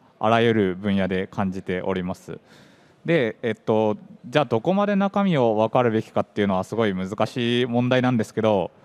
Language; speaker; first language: Japanese; native; Japanese